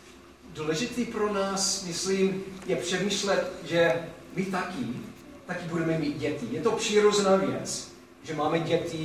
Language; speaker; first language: Czech; non-native, fluent; English